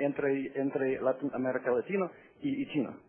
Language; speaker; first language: Spanish; non-native, fluent; English